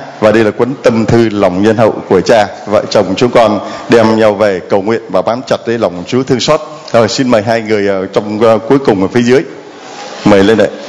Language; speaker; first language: Vietnamese; native; Vietnamese